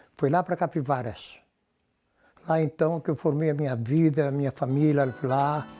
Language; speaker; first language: Portuguese; native; Portuguese